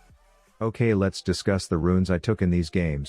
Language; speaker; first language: English; native; English